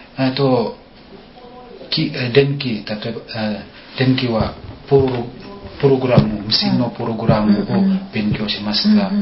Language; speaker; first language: Japanese; non-native, learner; Indonesian